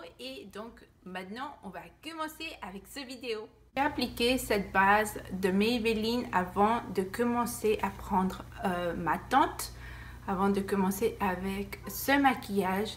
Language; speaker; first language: French; non-native, fluent; Spanish